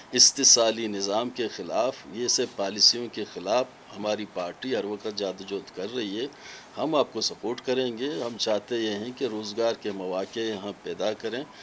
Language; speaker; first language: Urdu; non-native, local second language; Baluchi